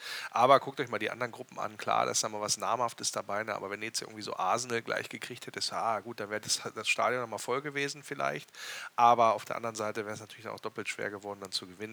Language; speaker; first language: German; native; German